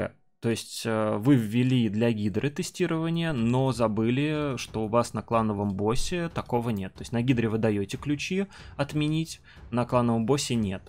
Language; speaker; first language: Russian; native; Russian